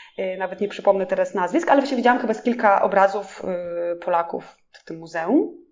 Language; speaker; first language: Polish; non-native, fluent; Russian